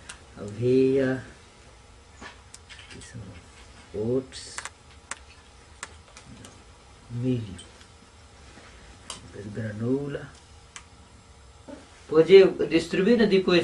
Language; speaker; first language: Portuguese; non-native, learner; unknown